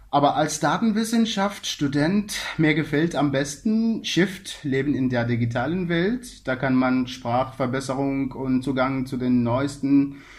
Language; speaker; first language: German; non-native, fluent; Arabic